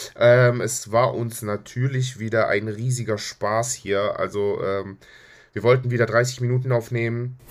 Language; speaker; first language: German; early bilingual, other home language; Greek